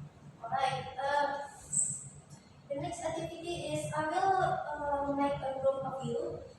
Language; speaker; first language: English; non-native, learner; Indonesian